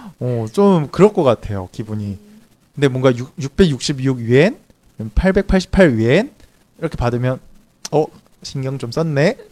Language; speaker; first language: Korean; native; Korean